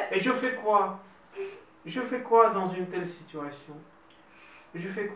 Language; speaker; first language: French; non-native, fluent; Russian